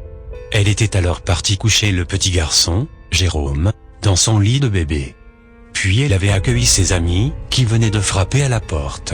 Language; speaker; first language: French; native; French